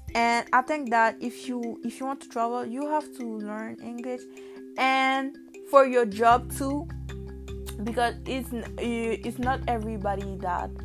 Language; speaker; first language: English; non-native, learner; Haitian Creole